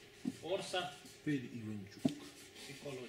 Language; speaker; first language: Italian; non-native, learner; Spanish